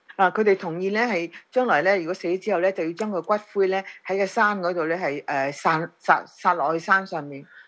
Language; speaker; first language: Chinese; non-native, local second language; Cantonese